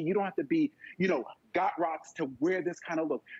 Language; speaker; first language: English; native; English